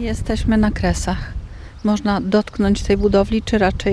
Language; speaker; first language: Polish; native; Polish